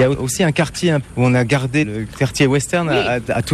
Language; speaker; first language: French; native; French